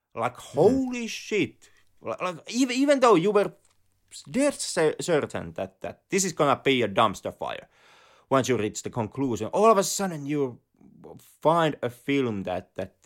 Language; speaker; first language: English; non-native, fluent; Finnish